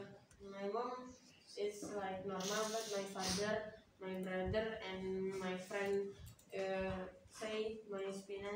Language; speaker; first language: English; non-native, learner; Indonesian